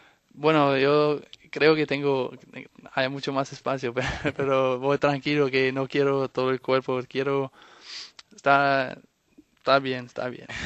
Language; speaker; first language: Spanish; non-native, fluent; Danish